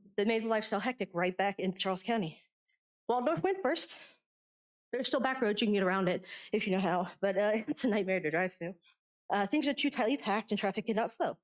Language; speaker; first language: English; native; English